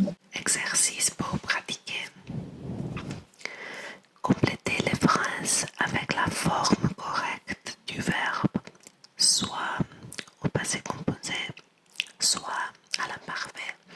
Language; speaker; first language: French; non-native, learner; English